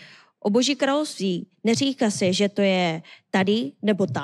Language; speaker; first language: Czech; non-native, learner; Korean